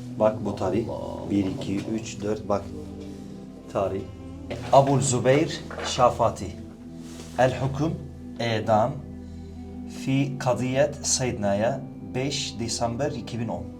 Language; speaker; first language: Turkish; non-native, learner; Arabic